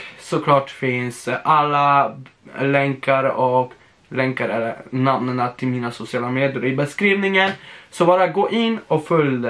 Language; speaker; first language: Swedish; non-native, fluent; Polish